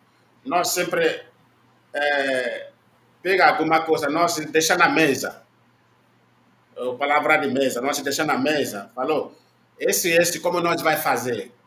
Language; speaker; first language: Portuguese; non-native, learner; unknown